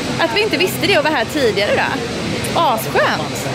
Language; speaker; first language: Swedish; native; Swedish